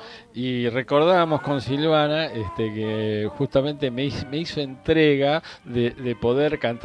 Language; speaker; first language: Spanish; native; Spanish